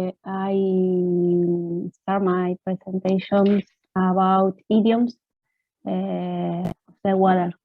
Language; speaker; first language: English; non-native, learner; Spanish